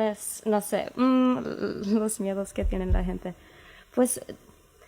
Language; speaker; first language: Spanish; non-native, fluent; English